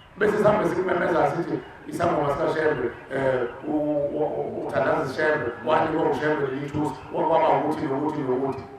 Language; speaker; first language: Zulu; native; Zulu